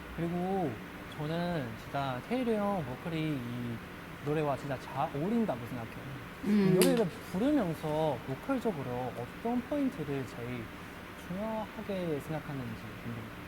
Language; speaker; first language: Korean; non-native, fluent; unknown